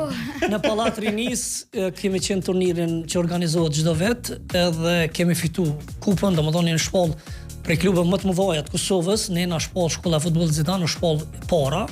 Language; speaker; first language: Albanian; native; Albanian